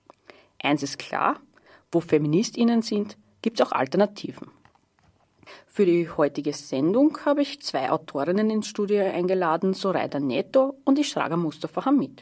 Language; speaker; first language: German; native; German